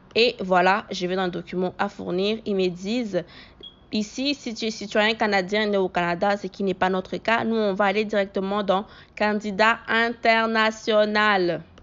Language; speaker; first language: French; native; French